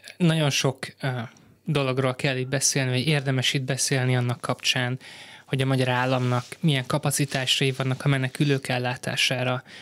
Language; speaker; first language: Hungarian; native; Hungarian